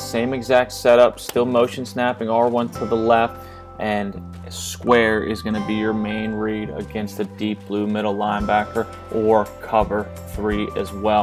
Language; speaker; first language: English; native; English